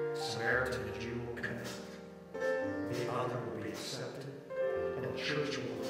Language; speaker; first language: English; early bilingual, other home language; Korean